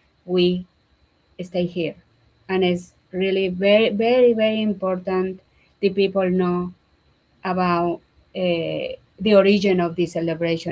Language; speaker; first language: English; non-native, learner; Spanish